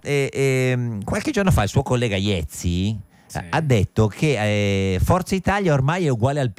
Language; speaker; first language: Italian; native; Italian